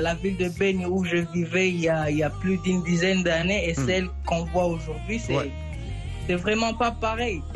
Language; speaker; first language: French; non-native, local second language; Swahili